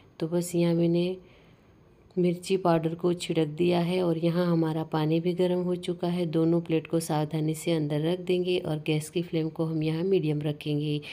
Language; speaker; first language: Hindi; non-native, local second language; Gujarati